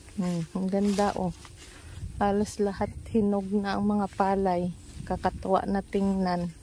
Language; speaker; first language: Filipino; non-native, local second language; Cebuano